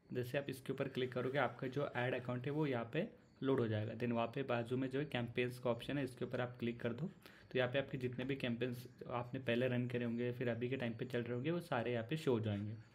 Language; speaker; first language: Hindi; non-native, local second language; Marathi